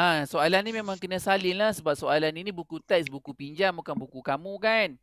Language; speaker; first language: Malay; native; Malay